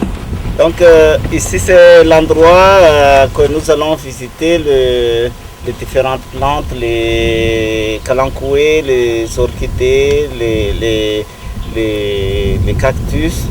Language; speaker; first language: French; non-native, local second language; Malagasy